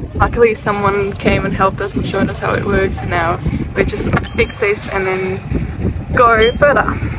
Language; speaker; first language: English; non-native, fluent; German